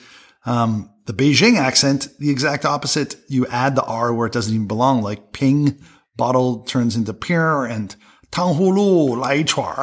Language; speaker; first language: English; native; English